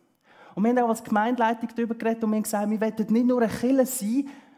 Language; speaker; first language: German; early bilingual, heritage; German